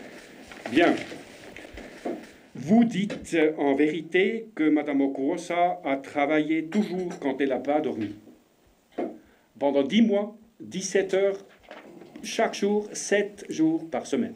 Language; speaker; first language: French; non-native, fluent; German